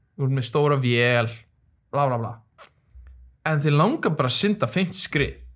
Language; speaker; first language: Icelandic; early bilingual, other home language; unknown